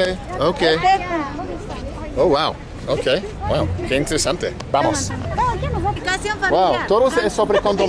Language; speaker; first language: Spanish; non-native, learner; English